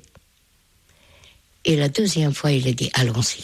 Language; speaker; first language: French; non-native, fluent; Hungarian